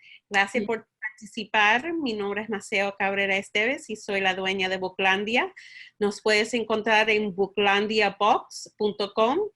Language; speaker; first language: Spanish; early bilingual, heritage; Spanish